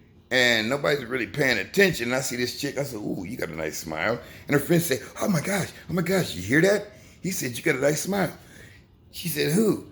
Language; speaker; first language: English; native; English